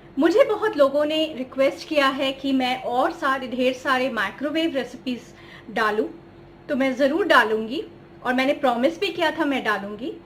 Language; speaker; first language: Hindi; non-native, local second language; Bangla